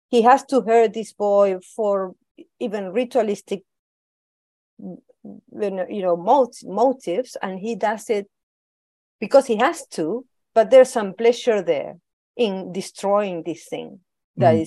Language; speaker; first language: English; non-native, fluent; Spanish